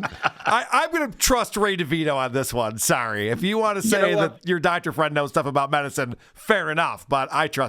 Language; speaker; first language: English; native; English